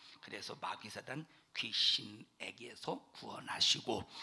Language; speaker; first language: Korean; native; Korean